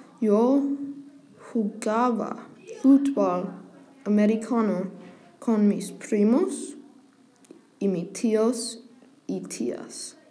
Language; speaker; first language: Spanish; non-native, learner; English